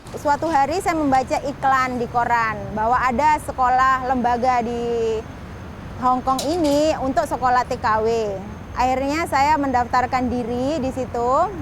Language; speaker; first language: Indonesian; native; Indonesian